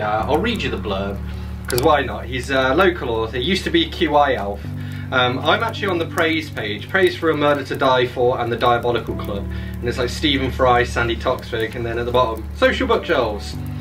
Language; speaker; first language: English; native; English